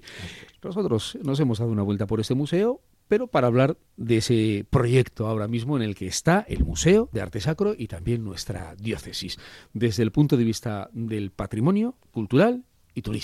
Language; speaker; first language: Spanish; native; Spanish